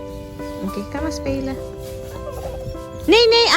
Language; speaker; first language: Dutch; non-native, learner; Cebuano